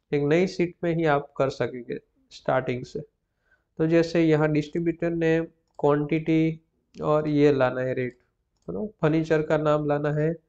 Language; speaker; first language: Hindi; non-native, local second language; Gujarati